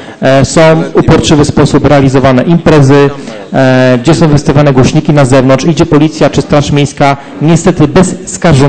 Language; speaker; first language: Polish; native; Polish